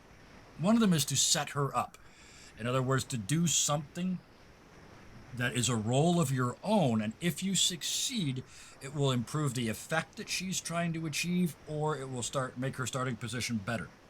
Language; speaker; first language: English; native; English